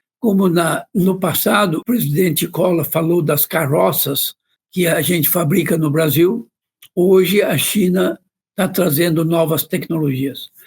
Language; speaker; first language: Portuguese; non-native, fluent; Chinese